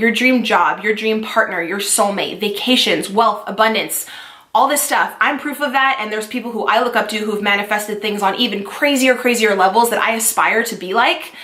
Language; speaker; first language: English; native; English